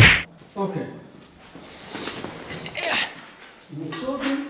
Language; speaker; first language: Dutch; non-native, learner; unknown